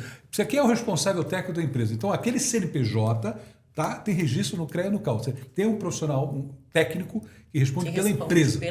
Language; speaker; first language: Portuguese; native; Portuguese